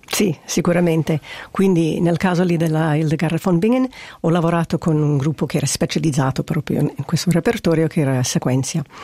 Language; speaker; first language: Italian; non-native, fluent; English